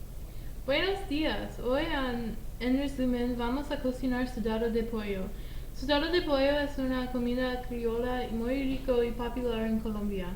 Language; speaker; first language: Spanish; non-native, learner; English